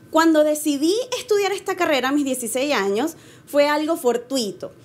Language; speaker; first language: Spanish; native; Spanish